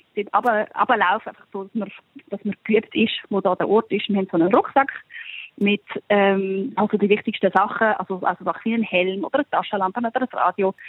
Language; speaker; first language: German; native; German